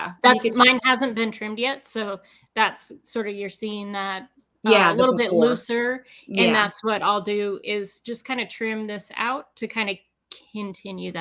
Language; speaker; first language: English; native; English